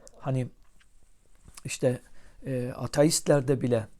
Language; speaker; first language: Turkish; native; Turkish